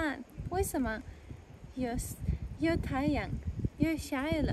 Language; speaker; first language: Chinese; non-native, learner; Russian